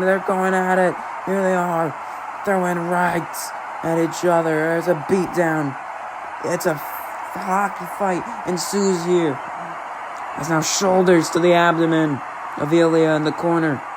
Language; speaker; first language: English; native; English